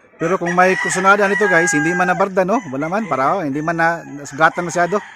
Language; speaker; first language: Filipino; non-native, local second language; Cebuano